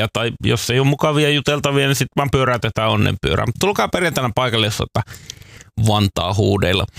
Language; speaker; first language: Finnish; native; Finnish